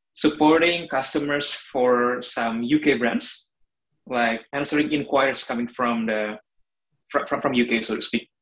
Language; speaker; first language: English; non-native, fluent; Indonesian